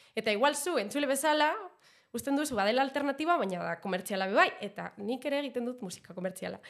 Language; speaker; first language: Basque; non-native, local second language; Spanish